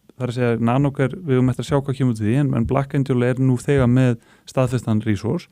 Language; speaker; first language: Icelandic; native; Icelandic